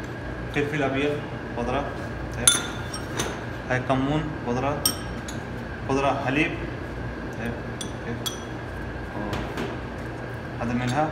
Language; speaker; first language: Arabic; non-native, learner; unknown